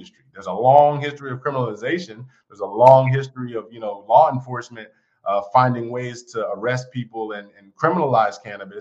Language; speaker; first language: English; native; English